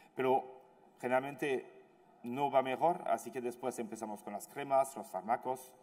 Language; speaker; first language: Spanish; non-native, fluent; French